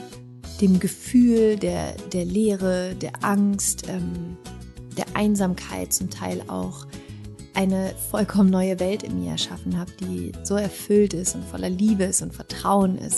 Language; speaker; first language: German; native; German